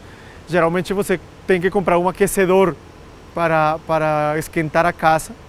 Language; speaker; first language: Portuguese; non-native, fluent; Spanish